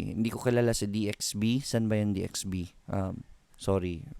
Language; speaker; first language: Filipino; native; Filipino